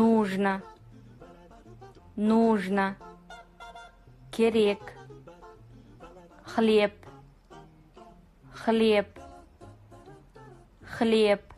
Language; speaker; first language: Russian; non-native, fluent; Kazakh